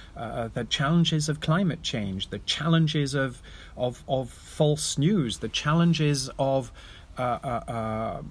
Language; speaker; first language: English; native; English